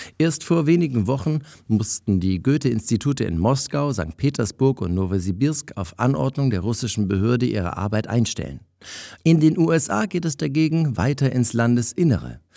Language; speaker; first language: German; native; German